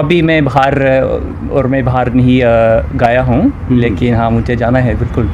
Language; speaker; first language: Hindi; non-native, fluent; English